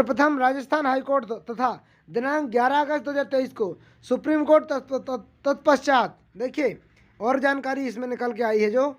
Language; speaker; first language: Hindi; native; Hindi